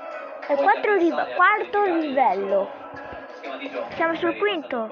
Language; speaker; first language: Italian; early bilingual, other home language; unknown